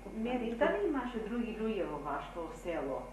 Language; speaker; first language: Macedonian; early bilingual, heritage; Macedonian